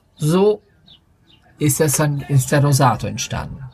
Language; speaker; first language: German; early bilingual, other home language; Italian